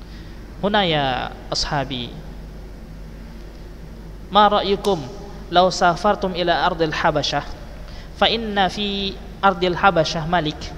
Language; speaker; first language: Arabic; non-native, fluent; Indonesian